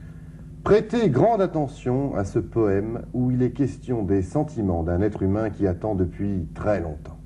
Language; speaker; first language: French; native; French